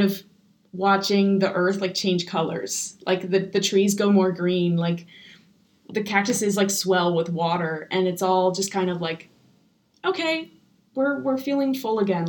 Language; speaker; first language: English; native; English